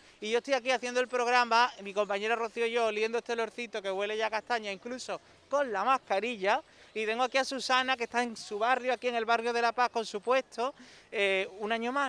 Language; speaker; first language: Spanish; native; Spanish